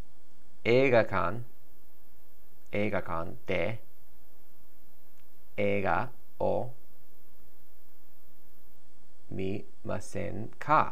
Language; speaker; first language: Japanese; non-native, learner; English